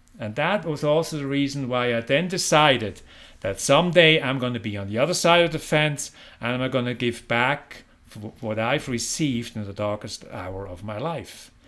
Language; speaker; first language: English; non-native, fluent; German